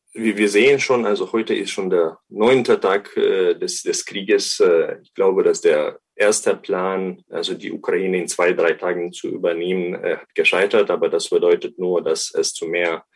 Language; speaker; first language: German; non-native, fluent; Ukrainian